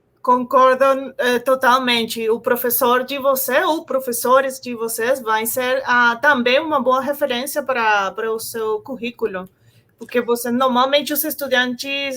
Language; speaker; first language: Portuguese; non-native, fluent; Spanish